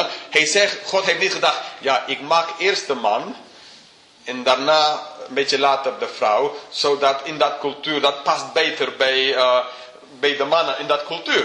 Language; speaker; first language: Dutch; non-native, fluent; English